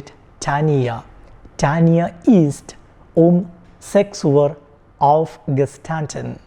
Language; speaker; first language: German; non-native, fluent; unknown